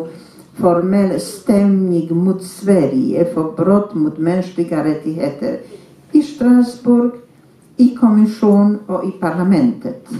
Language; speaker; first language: Swedish; non-native, fluent; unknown